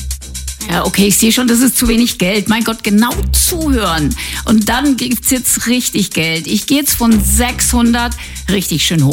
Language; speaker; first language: German; native; German